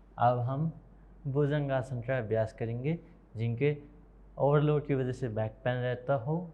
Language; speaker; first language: Hindi; native; Hindi